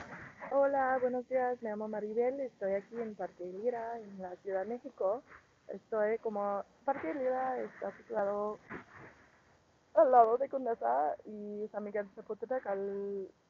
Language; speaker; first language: Spanish; non-native, learner; English